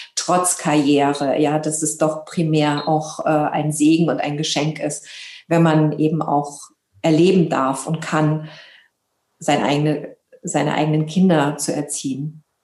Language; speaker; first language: German; native; German